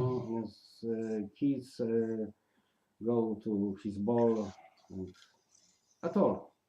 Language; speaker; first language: English; non-native, learner; Polish